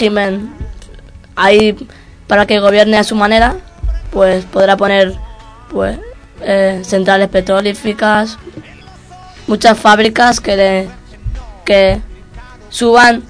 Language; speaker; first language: Spanish; early bilingual, other home language; Arabic